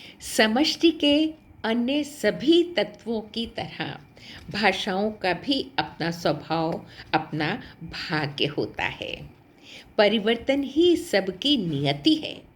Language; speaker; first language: Hindi; native; Hindi